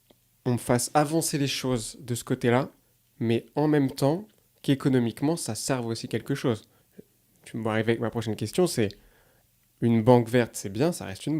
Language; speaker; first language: French; native; French